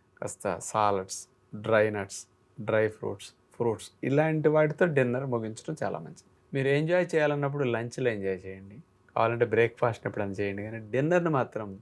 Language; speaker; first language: Telugu; native; Telugu